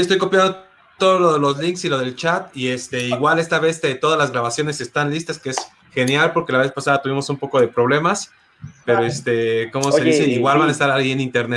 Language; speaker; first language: Spanish; native; Spanish